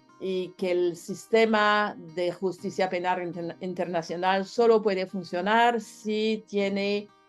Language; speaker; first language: Spanish; non-native, learner; French